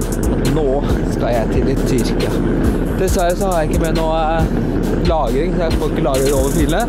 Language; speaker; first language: Norwegian; native; Norwegian